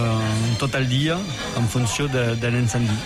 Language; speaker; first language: Catalan; non-native, local second language; French